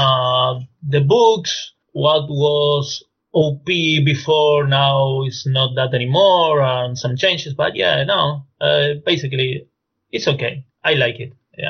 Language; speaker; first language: English; non-native, fluent; Spanish